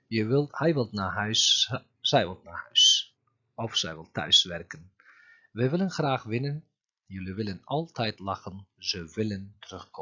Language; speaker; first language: Dutch; non-native, fluent; Turkish